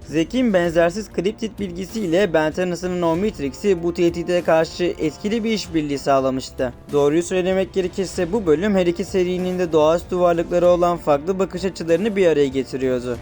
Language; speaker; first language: Turkish; native; Turkish